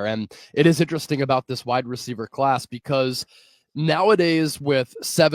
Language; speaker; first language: English; native; English